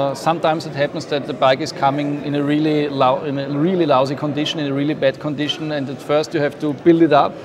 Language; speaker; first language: English; non-native, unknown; German